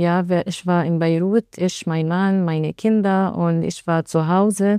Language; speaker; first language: German; non-native, learner; Arabic